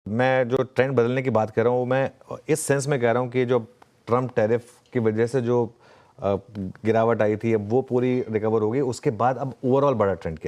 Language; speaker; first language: Hindi; native; Hindi